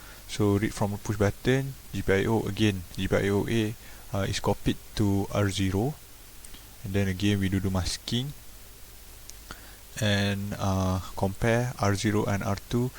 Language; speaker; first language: English; non-native, local second language; Malay